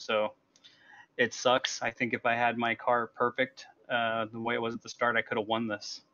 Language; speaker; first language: English; native; English